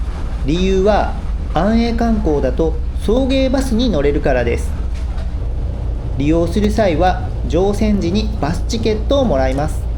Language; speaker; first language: Japanese; native; Japanese